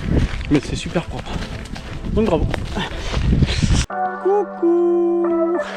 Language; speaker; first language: French; native; French